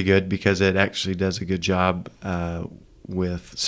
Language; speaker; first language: English; native; English